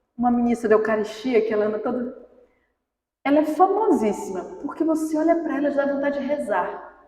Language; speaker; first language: Portuguese; native; Portuguese